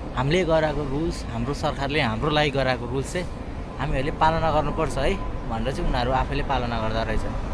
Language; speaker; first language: Nepali; native; Nepali